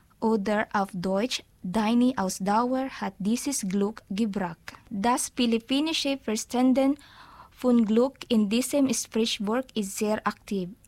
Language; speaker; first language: German; non-native, learner; Filipino